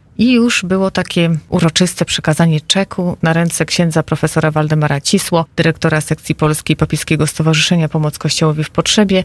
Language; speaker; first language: Polish; native; Polish